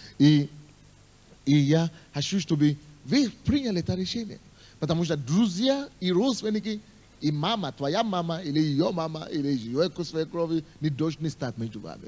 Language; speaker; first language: Russian; non-native, fluent; Yoruba